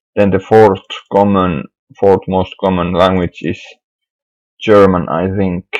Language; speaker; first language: English; non-native, fluent; Finnish